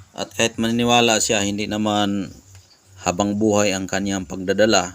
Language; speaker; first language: Filipino; non-native, local second language; Cebuano